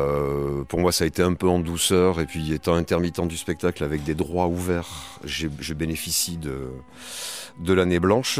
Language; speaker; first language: French; native; French